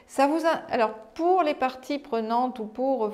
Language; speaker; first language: French; native; French